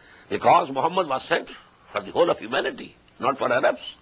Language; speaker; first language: English; non-native, local second language; Urdu